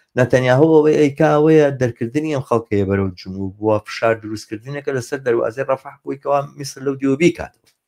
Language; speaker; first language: Central Kurdish; native; Central Kurdish